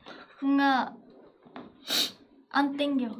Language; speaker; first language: Korean; non-native, fluent; Japanese